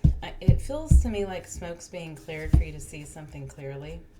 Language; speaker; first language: English; native; English